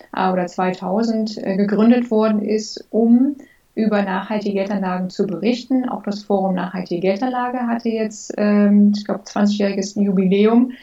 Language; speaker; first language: German; early bilingual, other home language; English